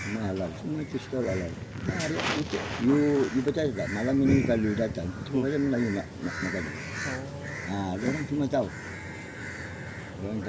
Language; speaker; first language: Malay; non-native, local second language; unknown